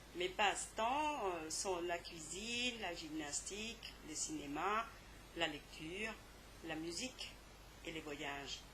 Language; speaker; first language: French; non-native, fluent; Spanish